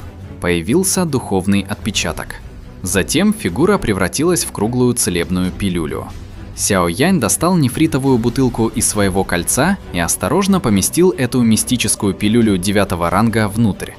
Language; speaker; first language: Russian; native; Russian